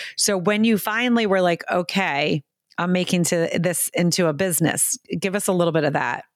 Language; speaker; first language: English; native; English